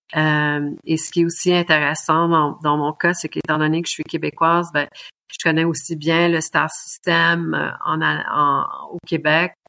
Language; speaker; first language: French; native; French